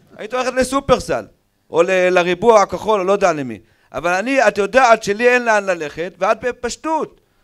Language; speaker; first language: Hebrew; native; Hebrew